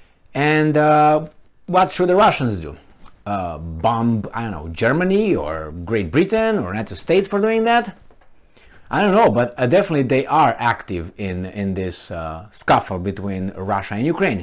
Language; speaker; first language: English; non-native, fluent; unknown